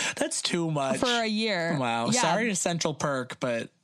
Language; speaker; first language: English; native; English